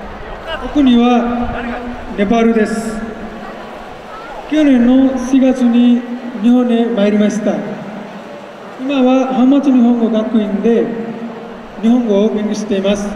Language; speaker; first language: Japanese; non-native, learner; Nepali